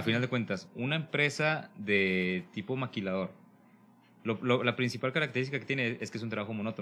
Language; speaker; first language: Spanish; native; Spanish